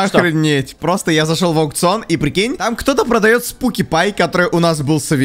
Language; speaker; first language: Russian; native; Russian